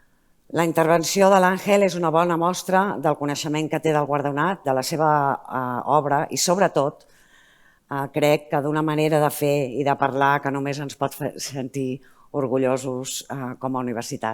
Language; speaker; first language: Catalan; native; Catalan